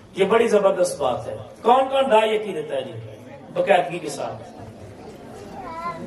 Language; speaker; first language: Urdu; non-native, local second language; Punjabi